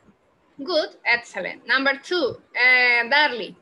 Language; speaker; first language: English; non-native, fluent; Spanish